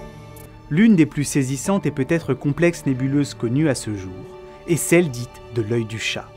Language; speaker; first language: French; native; French